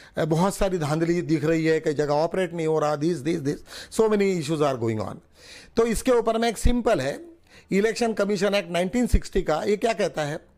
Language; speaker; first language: Hindi; non-native, local second language; Marathi